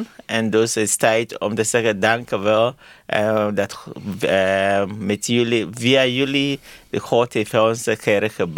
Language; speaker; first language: Dutch; non-native, learner; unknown